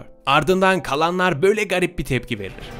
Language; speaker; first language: Turkish; native; Turkish